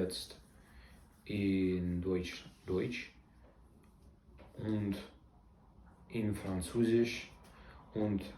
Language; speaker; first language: German; non-native, learner; Russian